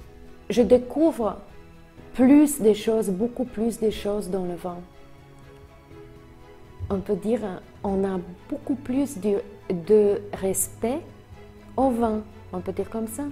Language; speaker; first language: French; non-native, fluent; Polish